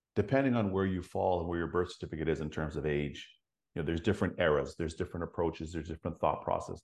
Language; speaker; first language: English; native; English